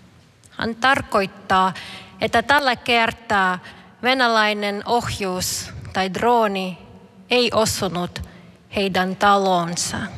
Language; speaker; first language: Finnish; non-native, fluent; Ukrainian